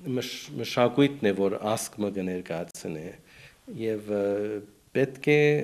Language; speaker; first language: Armenian; early bilingual, heritage; Armenian